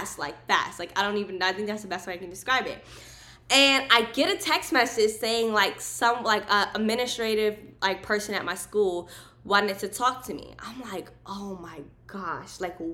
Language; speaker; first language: English; native; English